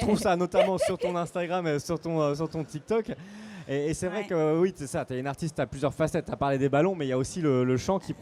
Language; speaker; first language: French; native; French